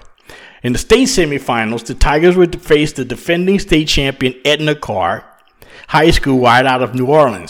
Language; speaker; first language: English; native; English